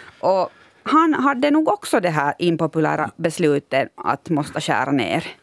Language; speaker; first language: Swedish; native; Swedish